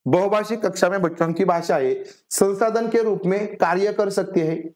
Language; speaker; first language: Hindi; non-native, local second language; Marathi